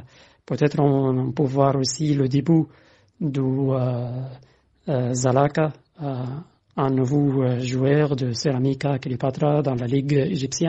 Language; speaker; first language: French; non-native, fluent; Arabic